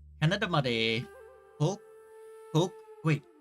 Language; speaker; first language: Japanese; non-native, learner; English